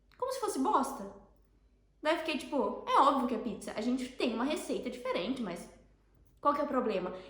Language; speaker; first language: Portuguese; native; Portuguese